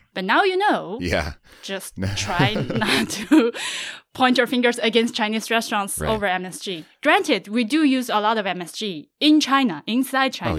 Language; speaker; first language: English; non-native, fluent; Chinese